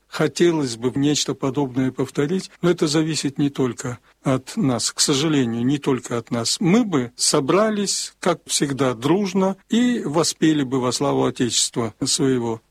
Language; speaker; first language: Russian; native; Russian